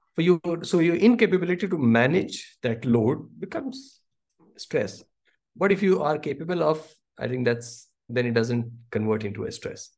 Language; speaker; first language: English; non-native, local second language; Hindi